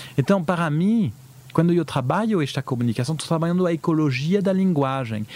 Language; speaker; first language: Portuguese; early bilingual, heritage; Portuguese